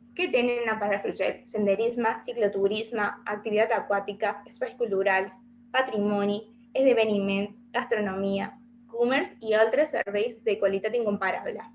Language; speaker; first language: Catalan; non-native, learner; Spanish